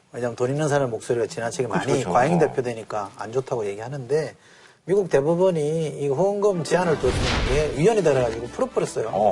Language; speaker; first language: Korean; native; Korean